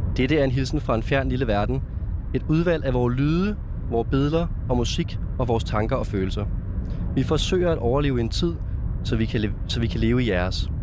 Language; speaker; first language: Danish; native; Danish